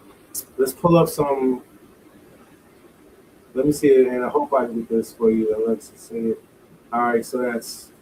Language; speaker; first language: English; native; English